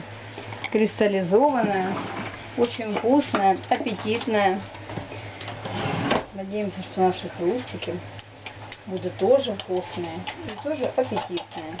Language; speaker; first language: Russian; native; Russian